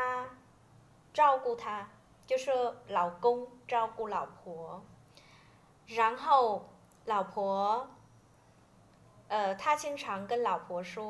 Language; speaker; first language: Chinese; non-native, fluent; Vietnamese